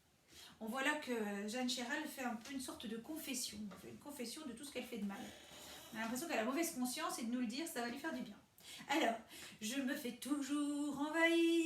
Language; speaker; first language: French; native; French